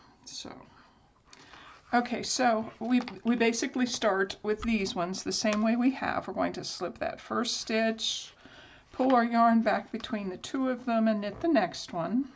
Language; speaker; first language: English; native; English